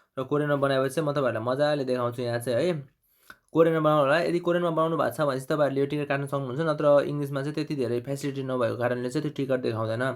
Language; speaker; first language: Nepali; native; Nepali